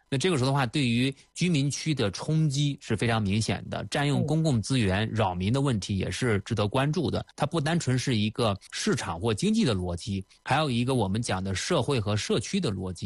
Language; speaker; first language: Chinese; native; Chinese